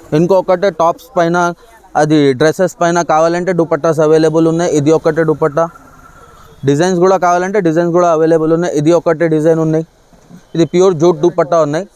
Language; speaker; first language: Telugu; non-native, local second language; Urdu